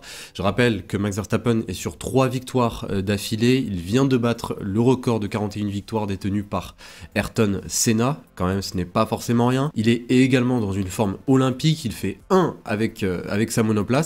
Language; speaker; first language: French; native; French